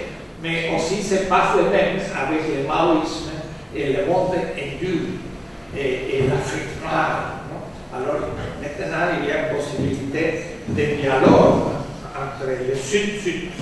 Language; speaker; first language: French; non-native, fluent; Spanish